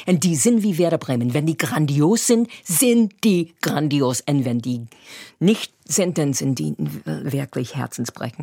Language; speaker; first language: German; non-native, fluent; English